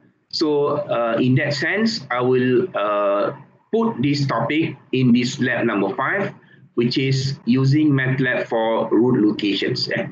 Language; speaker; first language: English; non-native, local second language; Malay